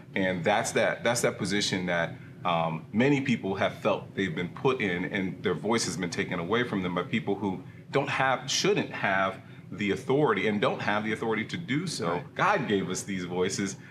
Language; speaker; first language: English; early bilingual, other home language; Krio